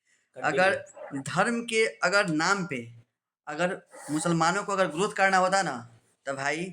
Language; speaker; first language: Hindi; native; Hindi